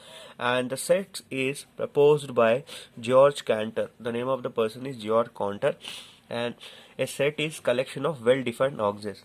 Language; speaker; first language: English; non-native, local second language; Telugu